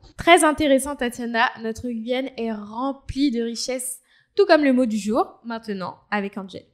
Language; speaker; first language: French; native; French